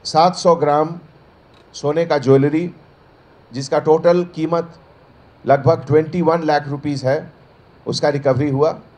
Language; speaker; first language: Hindi; native; Hindi